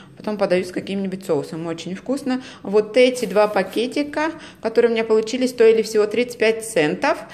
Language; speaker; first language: Russian; native; Russian